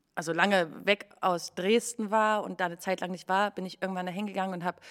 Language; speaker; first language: German; native; German